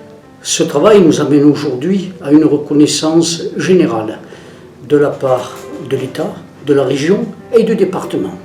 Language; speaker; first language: French; native; French